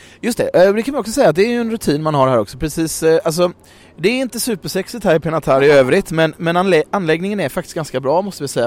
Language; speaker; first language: Swedish; native; Swedish